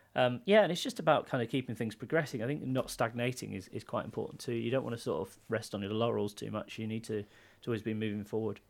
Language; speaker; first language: English; native; English